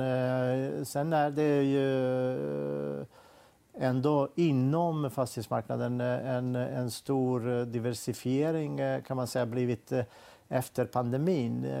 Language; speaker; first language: Swedish; non-native, fluent; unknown